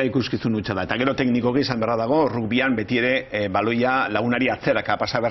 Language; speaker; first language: Basque; native; Basque